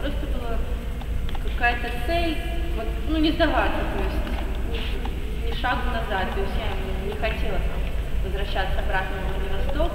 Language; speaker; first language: Russian; early bilingual, heritage; Russian